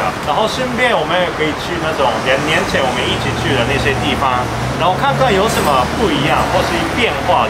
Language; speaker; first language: Chinese; non-native, fluent; Japanese